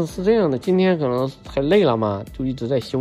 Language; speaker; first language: Chinese; native; Chinese